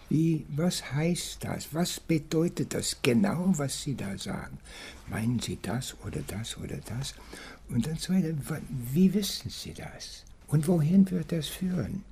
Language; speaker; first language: German; non-native, fluent; English